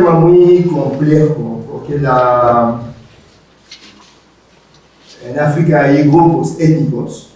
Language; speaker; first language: Spanish; non-native, fluent; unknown